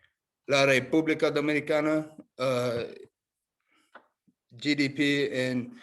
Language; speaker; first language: Spanish; non-native, learner; English